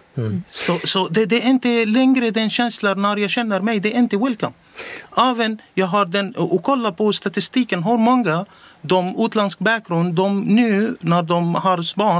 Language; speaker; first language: Swedish; non-native, learner; Arabic